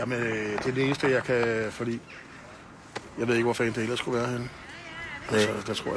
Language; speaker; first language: Danish; native; Danish